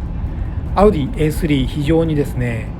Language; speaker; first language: Japanese; native; Japanese